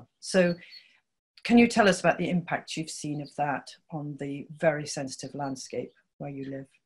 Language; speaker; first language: English; native; English